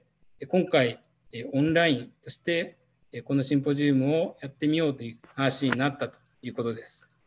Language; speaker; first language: Japanese; native; Japanese